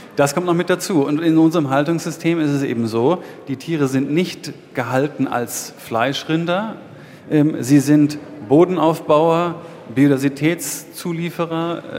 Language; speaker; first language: German; native; German